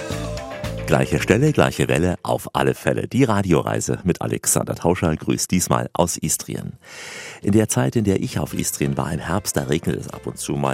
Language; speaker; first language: German; native; German